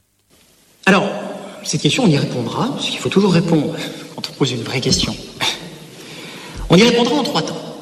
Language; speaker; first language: French; native; French